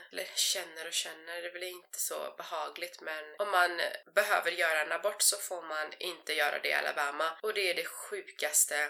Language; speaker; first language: Swedish; early bilingual, other home language; Persian